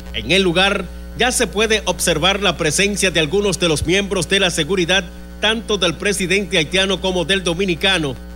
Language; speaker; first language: Spanish; native; Spanish